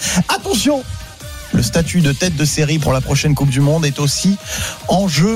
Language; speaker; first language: French; native; French